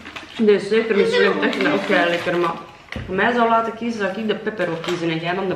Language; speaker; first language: Dutch; native; Dutch